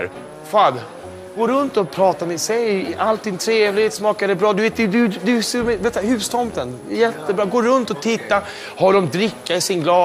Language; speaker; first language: Swedish; native; Swedish